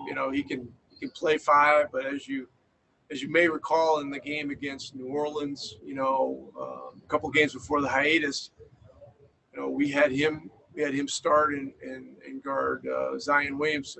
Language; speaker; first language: English; native; English